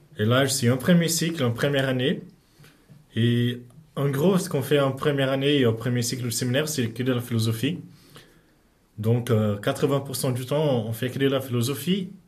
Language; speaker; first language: French; non-native, fluent; Portuguese